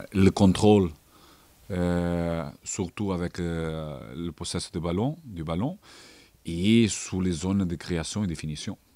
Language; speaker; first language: French; non-native, fluent; Portuguese